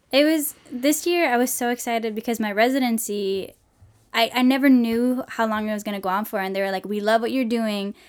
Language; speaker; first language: English; non-native, fluent; Swedish